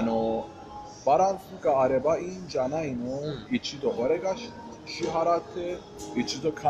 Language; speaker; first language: Japanese; non-native, fluent; Persian